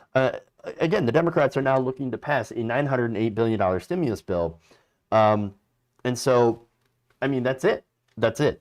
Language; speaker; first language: English; native; English